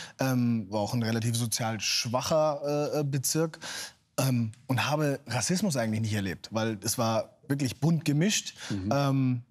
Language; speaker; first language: German; native; German